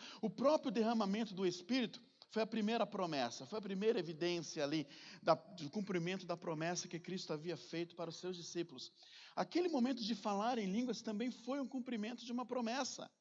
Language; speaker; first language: Portuguese; native; Portuguese